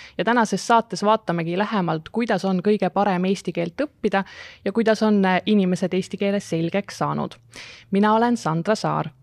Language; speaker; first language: Estonian; native; Estonian